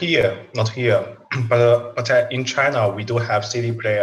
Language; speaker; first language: English; non-native, learner; Chinese